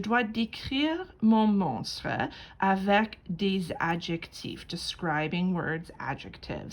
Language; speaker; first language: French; non-native, fluent; English